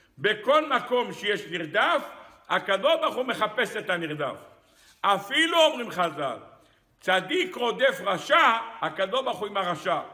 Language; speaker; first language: Hebrew; native; Hebrew